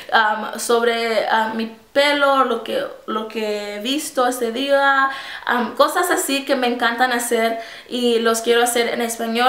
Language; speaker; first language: Spanish; early bilingual, heritage; Spanish